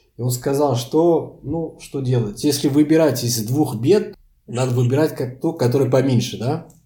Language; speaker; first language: Russian; non-native, fluent; Portuguese